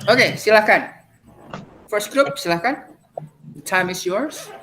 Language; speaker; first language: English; non-native, learner; Indonesian